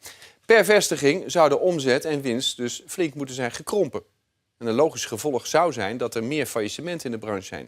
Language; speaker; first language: Dutch; native; Dutch